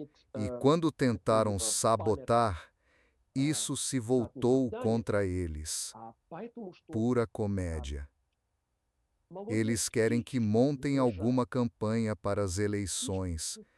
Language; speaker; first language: Portuguese; non-native, fluent; Serbian